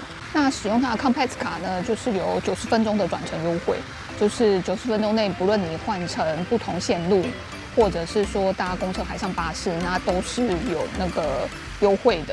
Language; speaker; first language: Chinese; native; Chinese